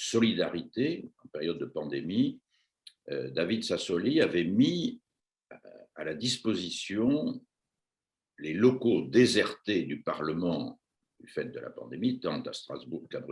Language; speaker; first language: French; native; French